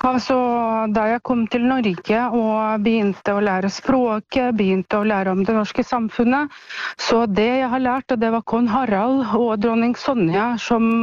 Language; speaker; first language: Norwegian; non-native, fluent; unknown